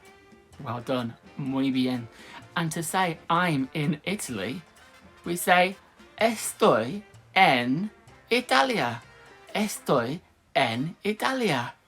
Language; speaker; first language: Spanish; non-native, fluent; English